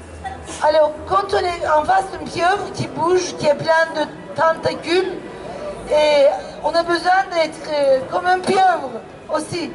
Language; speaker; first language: French; non-native, fluent; Turkish